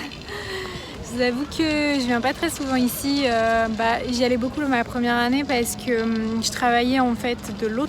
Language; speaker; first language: French; native; French